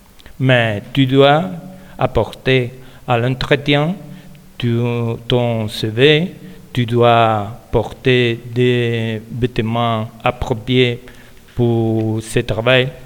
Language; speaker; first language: French; non-native, learner; Spanish